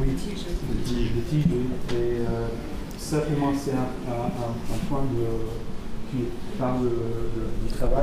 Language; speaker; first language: French; non-native, fluent; German